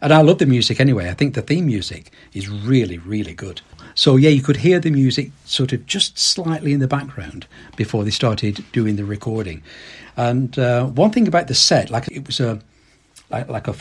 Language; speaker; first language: English; native; English